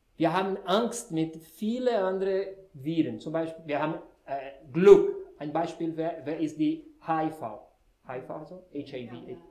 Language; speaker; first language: German; non-native, fluent; Portuguese